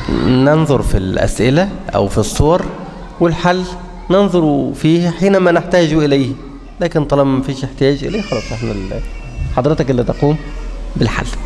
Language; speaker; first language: Arabic; native; Arabic